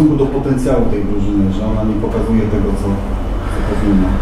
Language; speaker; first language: Polish; native; Polish